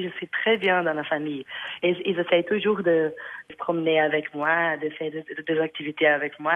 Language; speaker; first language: French; non-native, learner; Portuguese